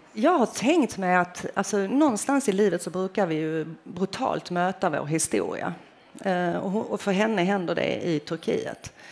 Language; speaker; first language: Swedish; early bilingual, other home language; Finnish